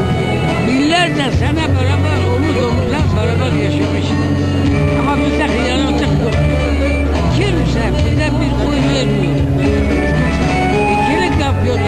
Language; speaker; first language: Turkish; non-native, local second language; Kurdish